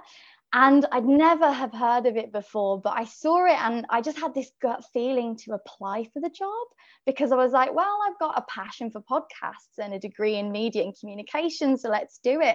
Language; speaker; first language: English; native; English